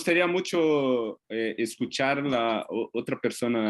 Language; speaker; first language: Spanish; non-native, fluent; Portuguese